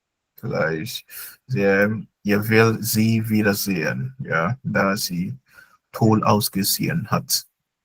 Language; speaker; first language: German; non-native, fluent; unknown